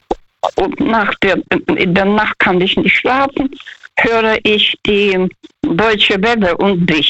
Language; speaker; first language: German; non-native, fluent; Russian